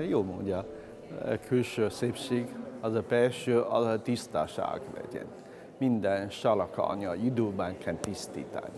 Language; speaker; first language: Hungarian; non-native, learner; Chinese